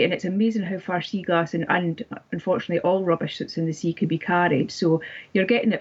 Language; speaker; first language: English; native; English